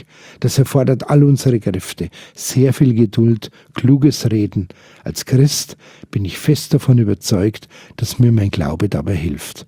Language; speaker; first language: German; native; German